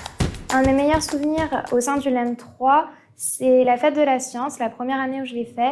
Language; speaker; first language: French; native; French